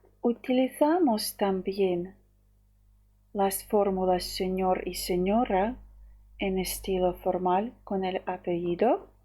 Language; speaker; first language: Spanish; non-native, fluent; Ukrainian